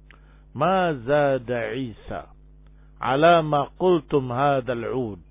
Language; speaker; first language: Arabic; non-native, fluent; Indonesian